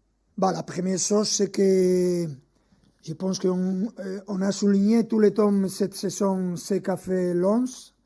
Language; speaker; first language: French; non-native, fluent; Spanish